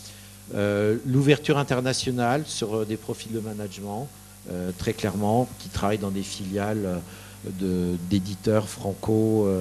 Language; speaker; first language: French; native; French